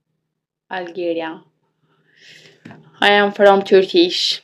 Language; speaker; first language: English; non-native, learner; Turkish